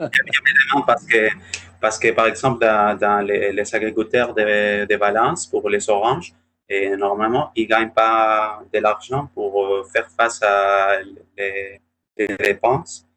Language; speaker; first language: French; non-native, learner; Spanish